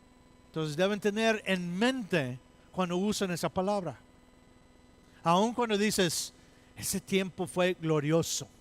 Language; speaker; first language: Spanish; non-native, fluent; English